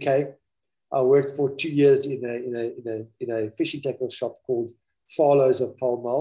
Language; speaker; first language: English; native; English